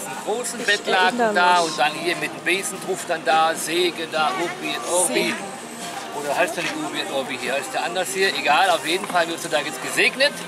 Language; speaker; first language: German; native; German